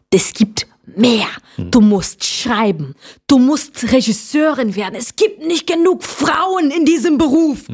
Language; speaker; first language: German; non-native, fluent; Portuguese